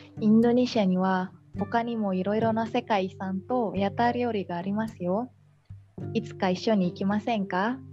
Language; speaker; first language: Japanese; non-native, learner; Indonesian